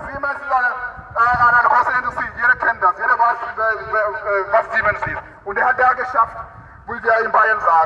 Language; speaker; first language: German; non-native, fluent; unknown